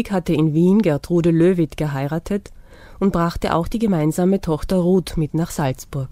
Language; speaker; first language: German; native; German